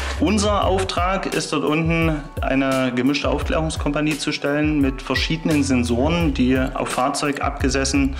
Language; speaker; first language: German; native; German